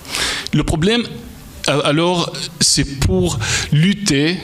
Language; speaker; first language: French; non-native, fluent; Arabic